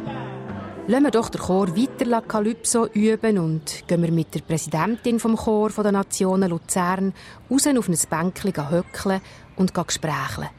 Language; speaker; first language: German; native; German